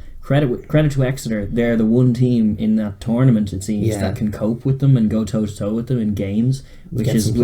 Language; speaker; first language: English; native; English